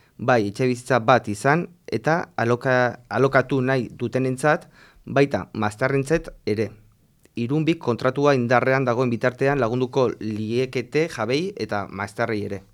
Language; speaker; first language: Basque; non-native, local second language; Spanish